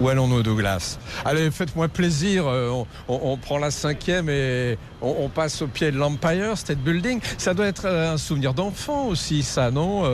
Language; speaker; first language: French; native; French